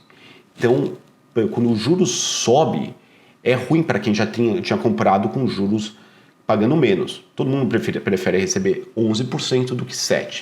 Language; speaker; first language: Portuguese; native; Portuguese